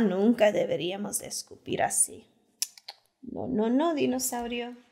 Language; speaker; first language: Spanish; early bilingual, heritage; Spanish